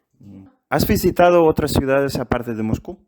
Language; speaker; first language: Spanish; non-native, fluent; Russian